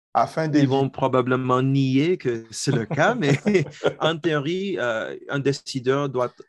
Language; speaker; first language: French; non-native, fluent; Filipino